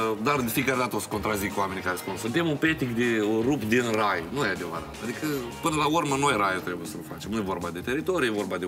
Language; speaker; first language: Romanian; native; Romanian